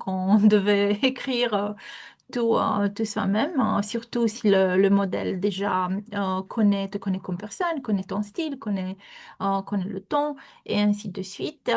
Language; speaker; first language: French; non-native, fluent; Romanian